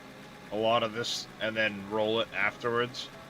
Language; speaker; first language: English; native; English